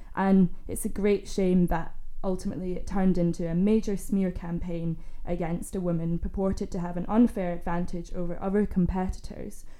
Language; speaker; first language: English; native; English